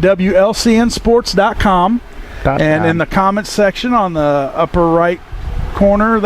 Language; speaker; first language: English; native; English